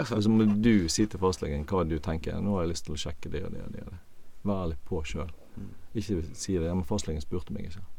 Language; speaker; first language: Norwegian; native; Norwegian